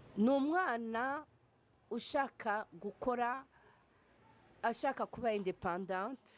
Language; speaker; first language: Kinyarwanda; early bilingual, heritage; Kinyarwanda